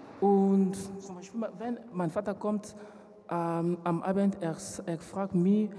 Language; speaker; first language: German; non-native, learner; French